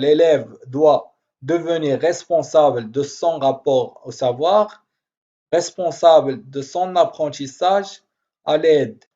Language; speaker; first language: French; non-native, local second language; Arabic